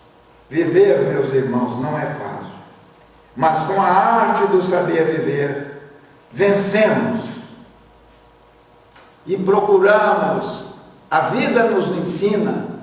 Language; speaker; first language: Portuguese; native; Portuguese